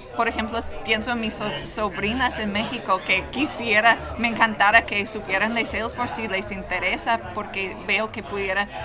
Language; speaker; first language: Spanish; non-native, fluent; English